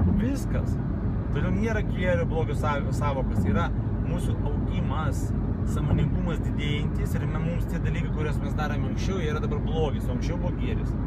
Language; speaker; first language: Lithuanian; non-native, local second language; Russian